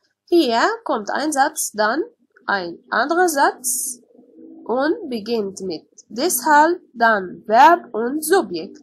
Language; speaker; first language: German; non-native, learner; Arabic